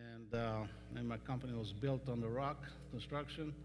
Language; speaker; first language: English; non-native, fluent; Hebrew